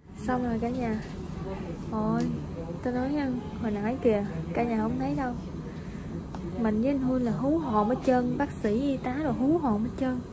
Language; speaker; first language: Vietnamese; native; Vietnamese